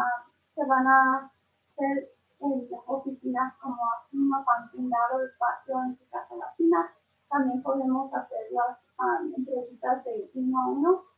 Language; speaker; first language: Spanish; early bilingual, other home language; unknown